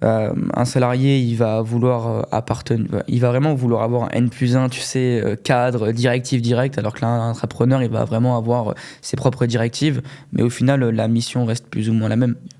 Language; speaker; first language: French; native; French